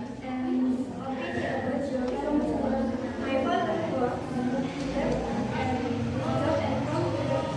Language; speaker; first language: English; non-native, learner; Indonesian